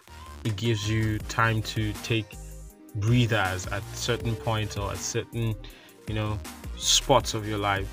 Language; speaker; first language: English; non-native, local second language; Yoruba